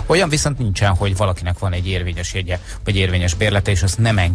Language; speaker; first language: Hungarian; native; Hungarian